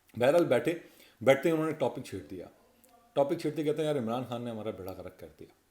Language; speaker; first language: Urdu; non-native, local second language; Punjabi